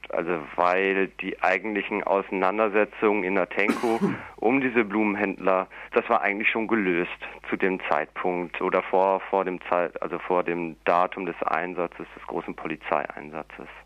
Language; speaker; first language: German; native; German